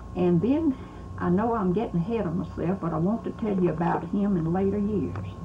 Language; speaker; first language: English; native; English